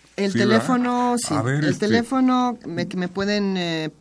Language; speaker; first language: Spanish; native; Spanish